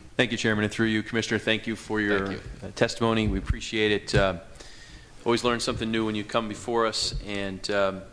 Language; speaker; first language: English; native; English